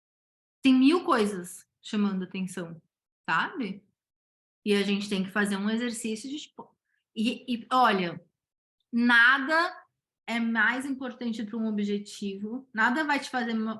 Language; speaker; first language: Portuguese; native; Portuguese